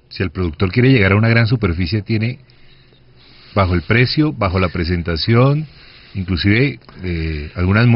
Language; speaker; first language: Spanish; native; Spanish